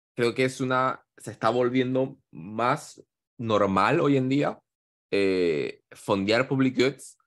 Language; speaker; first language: Spanish; native; Spanish